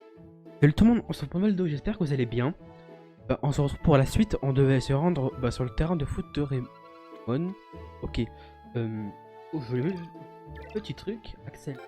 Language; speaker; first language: French; native; French